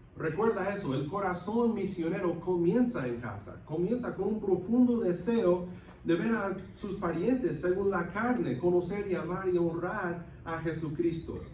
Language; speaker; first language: Spanish; non-native, local second language; English